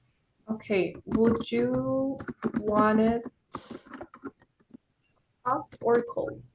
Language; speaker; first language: English; non-native, fluent; Spanish